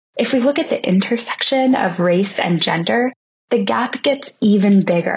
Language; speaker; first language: English; native; English